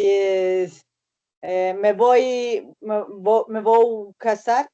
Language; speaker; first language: Portuguese; non-native, learner; Spanish